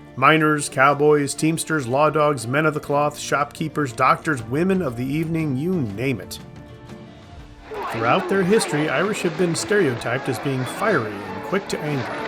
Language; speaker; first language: English; native; English